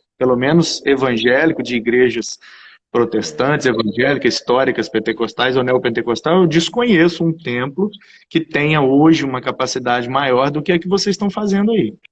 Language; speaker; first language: Portuguese; native; Portuguese